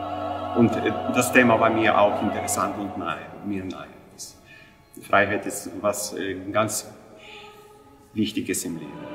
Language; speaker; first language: German; non-native, fluent; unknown